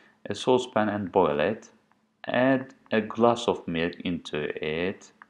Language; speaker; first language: English; non-native, fluent; Turkish